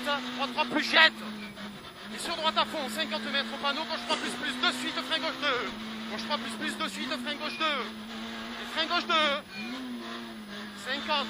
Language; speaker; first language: French; native; French